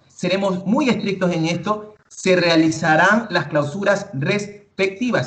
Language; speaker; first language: Spanish; native; Spanish